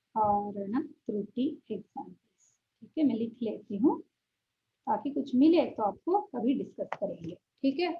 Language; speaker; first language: Hindi; non-native, local second language; Telugu